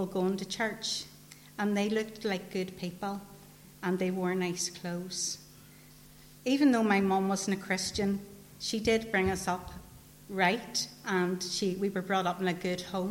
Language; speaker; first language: English; native; English